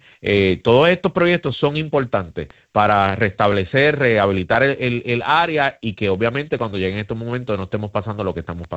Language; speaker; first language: Spanish; native; Spanish